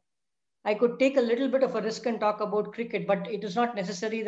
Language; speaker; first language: English; non-native, local second language; Tamil